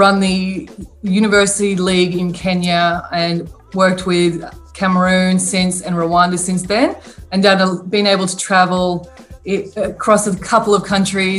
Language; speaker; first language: English; native; English